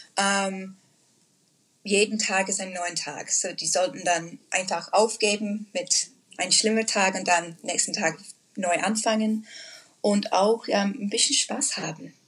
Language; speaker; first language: German; non-native, learner; English